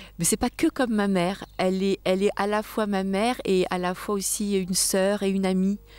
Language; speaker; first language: French; native; French